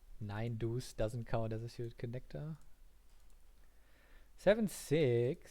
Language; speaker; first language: English; non-native, fluent; German